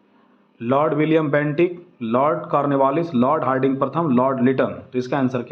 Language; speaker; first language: Hindi; native; Hindi